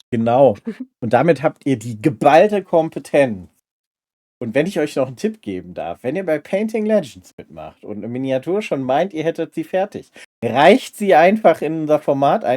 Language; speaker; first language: German; native; German